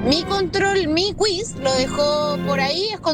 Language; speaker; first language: Spanish; native; Spanish